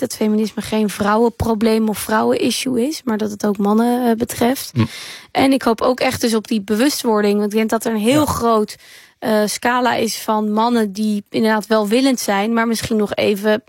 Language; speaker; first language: Dutch; native; Dutch